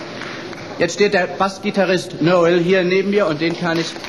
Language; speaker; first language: German; native; German